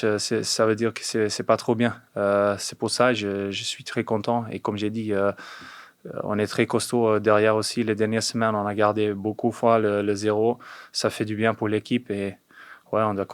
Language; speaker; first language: French; non-native, fluent; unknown